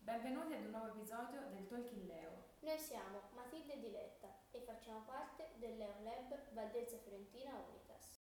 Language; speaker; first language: Italian; native; Italian